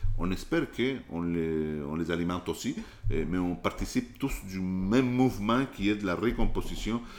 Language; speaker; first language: French; non-native, fluent; Spanish